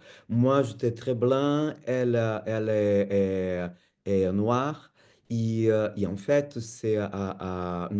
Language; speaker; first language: French; non-native, fluent; Portuguese